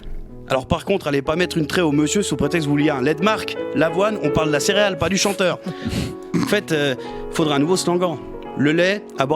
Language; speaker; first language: French; native; French